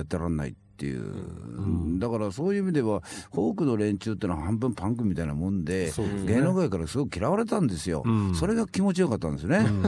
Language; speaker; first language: Japanese; native; Japanese